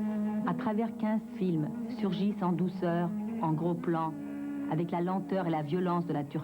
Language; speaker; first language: French; native; French